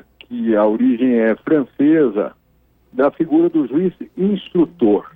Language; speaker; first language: Portuguese; native; Portuguese